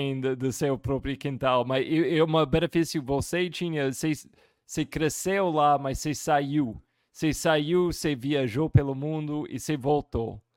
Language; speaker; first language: Portuguese; non-native, fluent; English